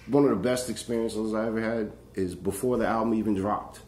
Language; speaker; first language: English; native; English